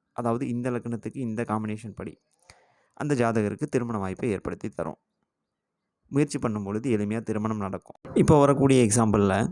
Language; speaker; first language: Tamil; native; Tamil